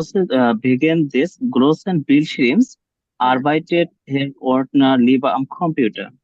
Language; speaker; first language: German; non-native, learner; Bangla